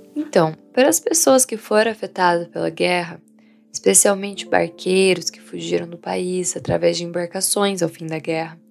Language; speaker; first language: Portuguese; non-native, fluent; Vietnamese